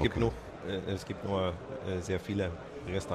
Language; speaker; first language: German; non-native, fluent; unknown